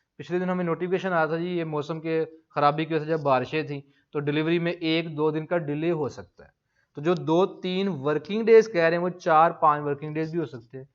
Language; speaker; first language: Urdu; non-native, local second language; Punjabi